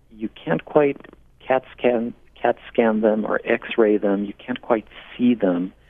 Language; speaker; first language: English; non-native, fluent; Spanish